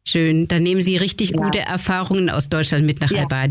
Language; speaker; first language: German; native; German